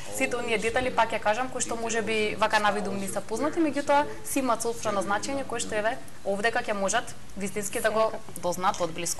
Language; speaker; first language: Macedonian; native; Macedonian